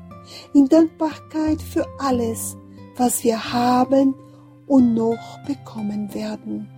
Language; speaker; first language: German; non-native, fluent; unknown